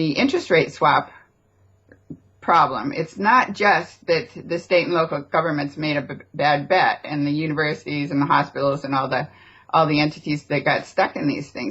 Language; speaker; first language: English; native; English